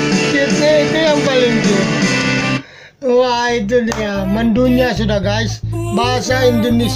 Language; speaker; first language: Indonesian; non-native, learner; Filipino